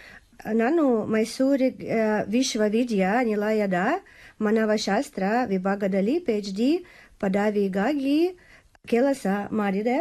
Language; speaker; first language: Kannada; non-native, learner; Russian